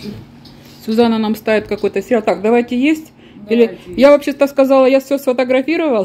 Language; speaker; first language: Russian; native; Russian